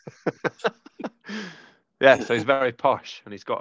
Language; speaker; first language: English; native; English